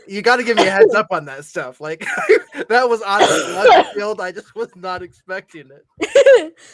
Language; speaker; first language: English; native; English